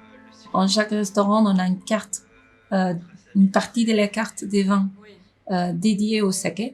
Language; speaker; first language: French; non-native, fluent; Spanish